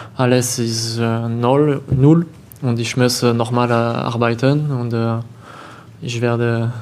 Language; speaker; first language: German; non-native, learner; French